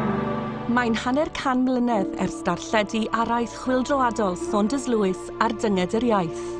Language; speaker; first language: Welsh; native; Welsh